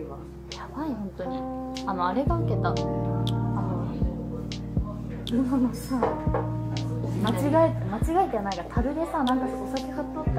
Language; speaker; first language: Japanese; native; Japanese